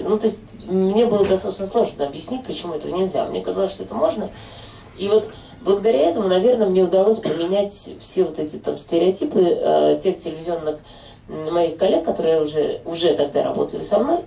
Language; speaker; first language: Russian; native; Russian